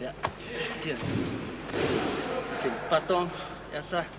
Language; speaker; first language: Russian; non-native, learner; English